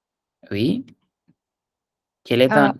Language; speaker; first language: French; non-native, fluent; Hindi